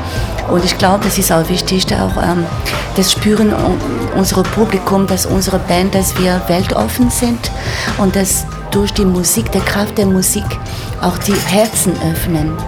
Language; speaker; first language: German; non-native, fluent; French